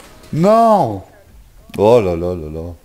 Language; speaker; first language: French; native; French